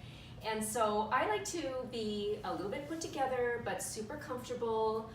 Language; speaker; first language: English; native; English